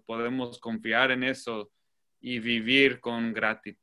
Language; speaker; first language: Spanish; non-native, fluent; English